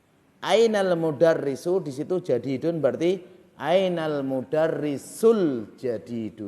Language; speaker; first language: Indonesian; native; Indonesian